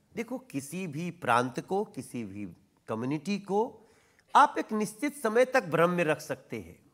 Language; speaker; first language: Hindi; native; Hindi